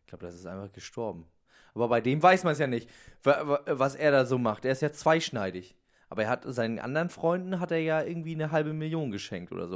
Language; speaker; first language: German; native; German